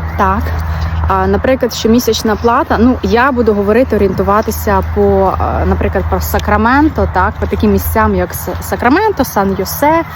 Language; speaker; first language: Ukrainian; non-native, local second language; Russian